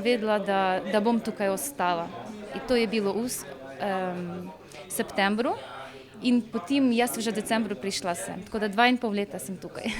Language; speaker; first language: Slovenian; non-native, learner; Ukrainian